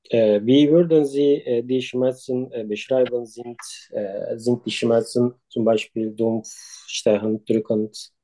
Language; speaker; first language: German; non-native, learner; Turkish